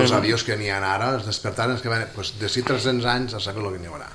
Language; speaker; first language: Catalan; native; Catalan